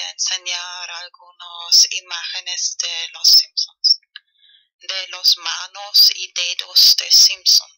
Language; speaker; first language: Spanish; non-native, fluent; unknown